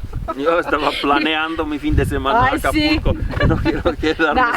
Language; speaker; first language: Spanish; non-native, fluent; German